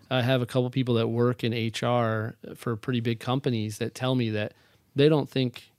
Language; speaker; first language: English; native; English